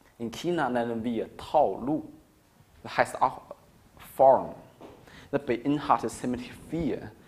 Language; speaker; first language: German; non-native, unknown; Chinese